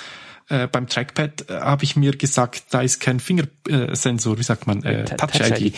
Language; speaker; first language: German; native; German